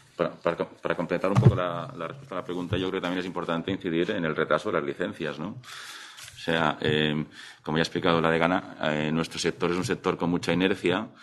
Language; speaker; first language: Spanish; non-native, local second language; Catalan